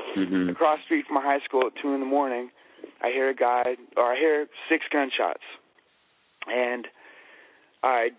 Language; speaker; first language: English; native; English